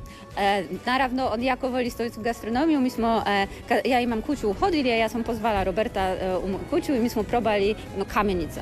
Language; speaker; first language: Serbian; non-native, learner; Polish